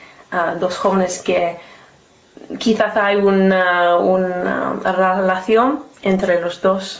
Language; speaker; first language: Spanish; non-native, learner; English